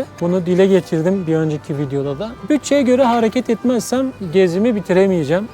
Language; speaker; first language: Turkish; native; Turkish